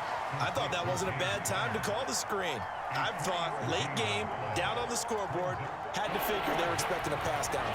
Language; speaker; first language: English; native; English